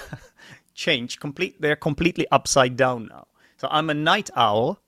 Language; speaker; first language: English; non-native, fluent; Czech